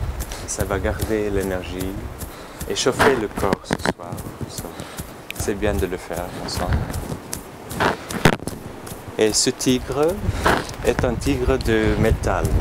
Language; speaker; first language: French; non-native, learner; English